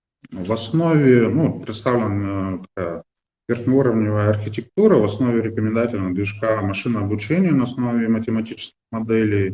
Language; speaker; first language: Russian; native; Russian